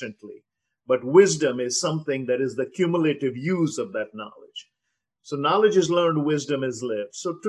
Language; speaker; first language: English; non-native, local second language; Telugu